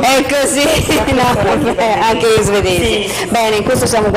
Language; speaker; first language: Italian; native; Italian